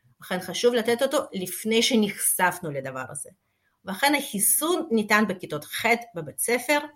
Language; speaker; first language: Hebrew; non-native, fluent; Russian